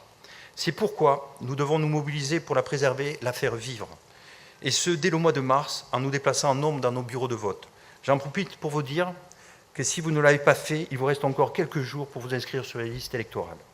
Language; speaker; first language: French; native; French